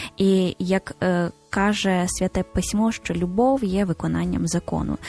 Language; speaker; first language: Ukrainian; native; Ukrainian